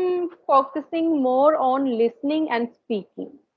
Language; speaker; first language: English; non-native, learner; Hindi